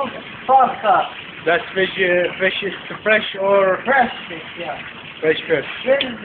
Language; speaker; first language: English; non-native, learner; Turkish